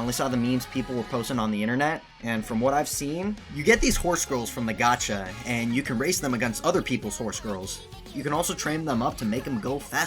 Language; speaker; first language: English; native; English